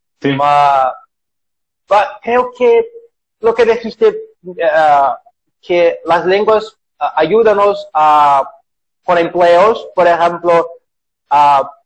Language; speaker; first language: Spanish; non-native, learner; Portuguese